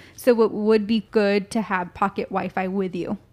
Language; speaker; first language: English; early bilingual, other home language; Filipino